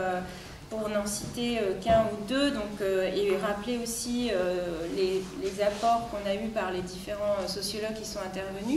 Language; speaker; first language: French; native; French